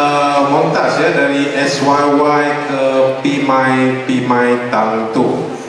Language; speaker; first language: Malay; native; Malay